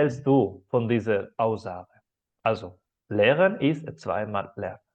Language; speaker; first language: German; non-native, fluent; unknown